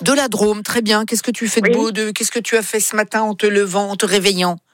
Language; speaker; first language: French; native; French